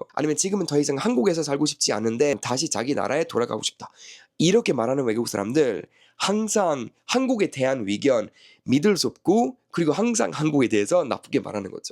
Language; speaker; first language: Korean; non-native, fluent; Swedish